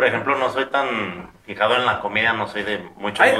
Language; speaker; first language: Spanish; native; Spanish